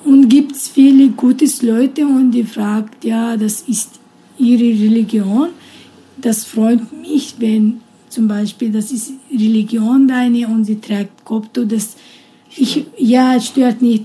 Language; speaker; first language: German; non-native, learner; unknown